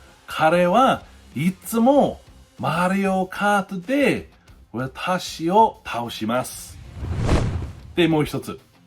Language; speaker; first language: Japanese; non-native, fluent; English